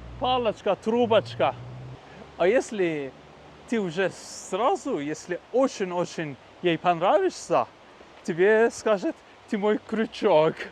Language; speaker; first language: Russian; non-native, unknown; Persian